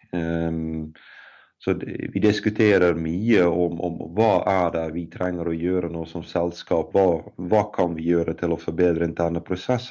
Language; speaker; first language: Norwegian; non-native, fluent; Dutch